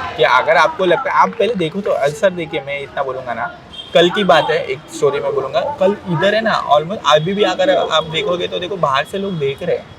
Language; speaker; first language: Hindi; non-native, local second language; Marathi